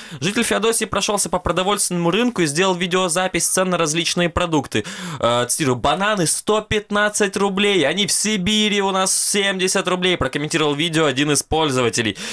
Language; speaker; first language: Russian; native; Russian